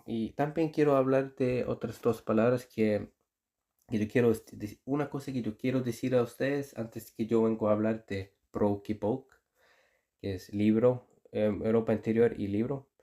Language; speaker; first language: Spanish; non-native, fluent; Icelandic